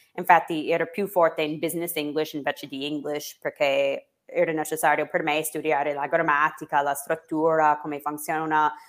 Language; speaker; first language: Italian; non-native, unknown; English